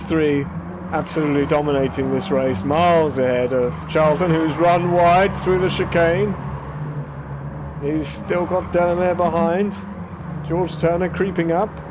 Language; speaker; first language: English; native; English